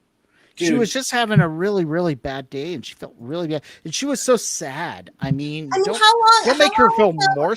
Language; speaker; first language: English; native; English